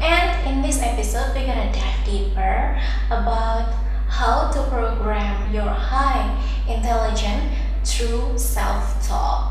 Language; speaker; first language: English; non-native, fluent; Indonesian